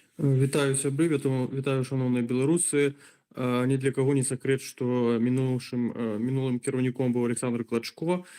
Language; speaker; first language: Belarusian; non-native, local second language; Russian